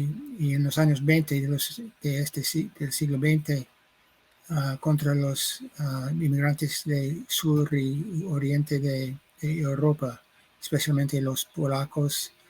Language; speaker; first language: Spanish; non-native, fluent; English